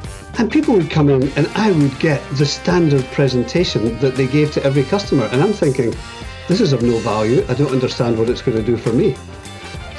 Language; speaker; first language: English; native; English